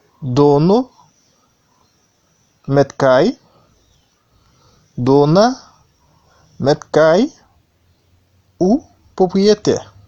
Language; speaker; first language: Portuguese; non-native, fluent; Haitian Creole